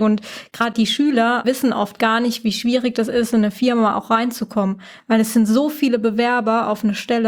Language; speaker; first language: German; native; German